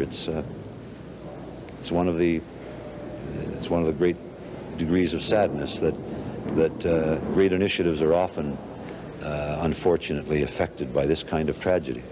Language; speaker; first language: English; native; English